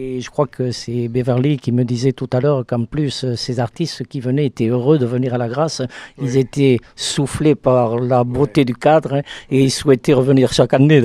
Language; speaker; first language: French; native; French